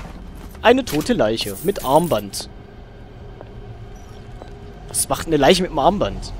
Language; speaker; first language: German; native; German